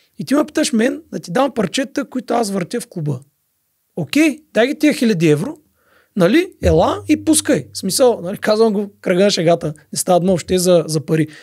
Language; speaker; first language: Bulgarian; native; Bulgarian